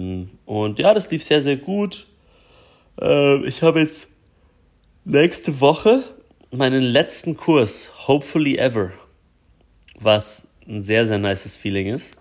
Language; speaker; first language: German; native; German